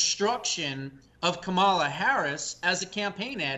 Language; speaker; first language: English; native; English